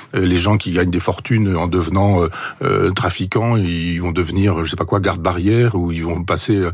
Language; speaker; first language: French; native; French